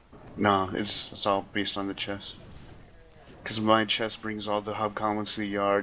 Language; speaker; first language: English; native; English